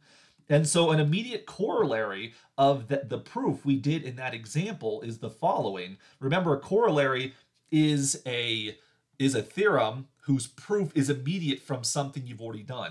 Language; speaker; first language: English; native; English